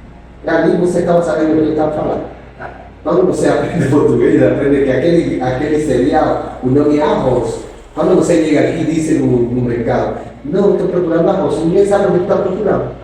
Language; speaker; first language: Portuguese; non-native, fluent; Spanish